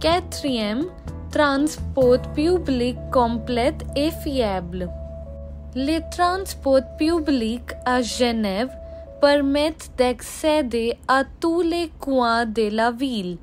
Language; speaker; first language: French; non-native, learner; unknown